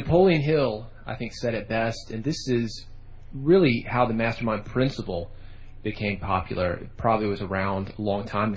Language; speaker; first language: English; native; English